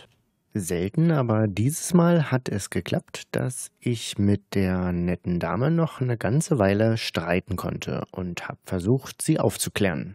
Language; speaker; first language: German; native; German